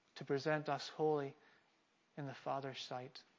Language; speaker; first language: English; native; English